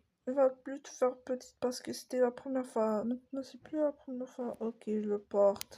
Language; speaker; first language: French; native; French